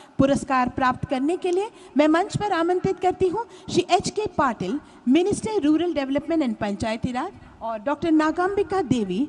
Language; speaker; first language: Hindi; native; Hindi